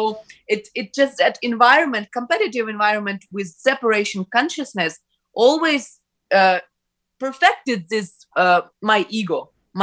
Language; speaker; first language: English; non-native, fluent; Ukrainian